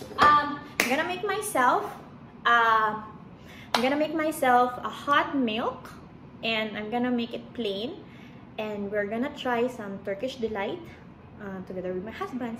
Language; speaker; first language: English; non-native, local second language; Hiligaynon